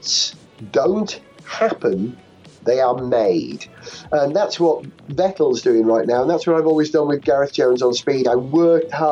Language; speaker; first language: English; native; English